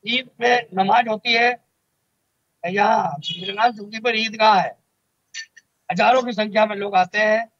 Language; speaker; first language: Hindi; native; Hindi